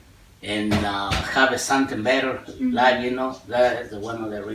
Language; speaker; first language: English; non-native, learner; Spanish